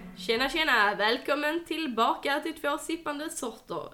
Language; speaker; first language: Swedish; native; Swedish